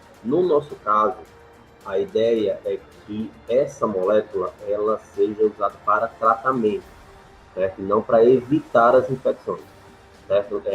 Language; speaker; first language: Portuguese; native; Portuguese